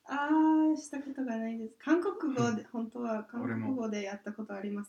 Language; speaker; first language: Japanese; non-native, fluent; English